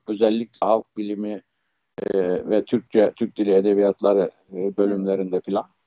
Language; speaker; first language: Turkish; native; Turkish